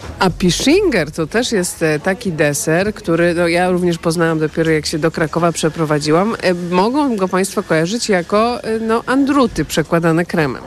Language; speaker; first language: Polish; native; Polish